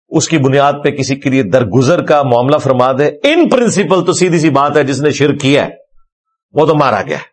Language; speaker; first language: Urdu; non-native, local second language; Punjabi